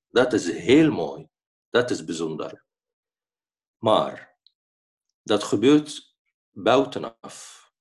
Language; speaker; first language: Dutch; non-native, fluent; Arabic